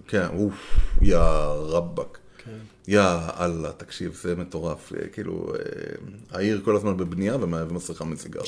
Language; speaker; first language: Hebrew; native; Hebrew